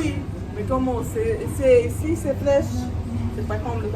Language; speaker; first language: French; non-native, local second language; Arabic